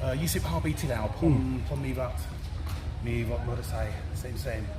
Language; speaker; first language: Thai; non-native, learner; English